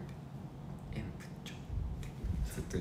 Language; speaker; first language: Japanese; non-native, fluent; Korean